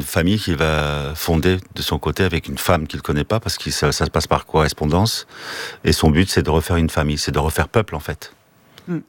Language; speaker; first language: French; early bilingual, other home language; Armenian